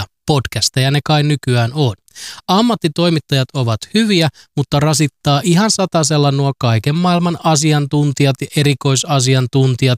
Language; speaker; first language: Finnish; native; Finnish